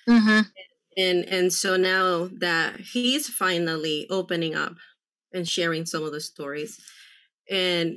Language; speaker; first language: English; early bilingual, other home language; Spanish